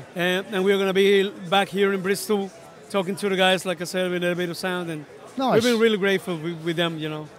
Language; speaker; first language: English; non-native, fluent; Spanish